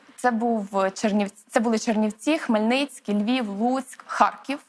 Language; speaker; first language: Ukrainian; native; Ukrainian